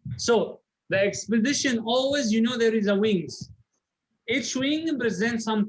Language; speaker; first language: English; non-native, learner; Arabic